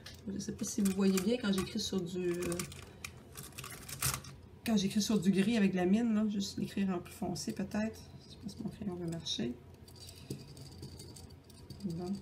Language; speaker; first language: French; native; French